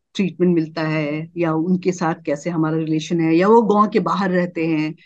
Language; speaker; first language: Hindi; native; Hindi